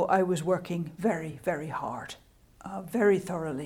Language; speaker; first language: English; native; English